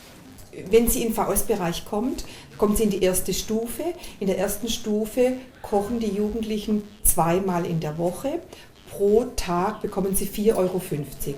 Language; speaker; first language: German; native; German